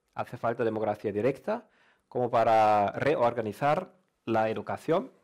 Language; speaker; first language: Spanish; non-native, fluent; German